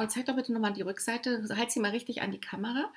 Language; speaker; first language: German; native; German